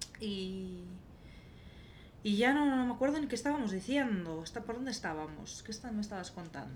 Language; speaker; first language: Spanish; native; Spanish